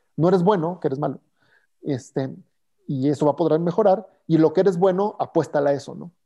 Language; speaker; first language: Spanish; native; Spanish